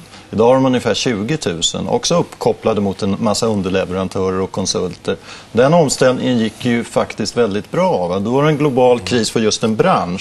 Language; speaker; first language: Swedish; native; Swedish